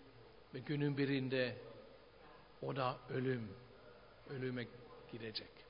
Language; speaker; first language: Turkish; non-native, fluent; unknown